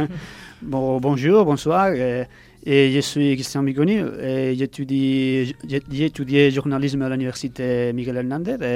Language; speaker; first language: French; early bilingual, heritage; Spanish